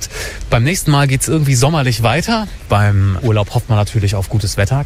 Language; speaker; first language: German; native; German